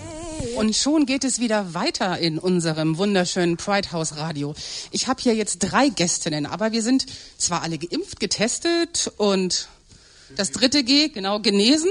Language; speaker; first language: German; native; German